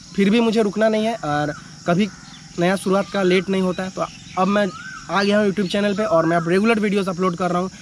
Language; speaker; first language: Hindi; non-native, local second language; Bangla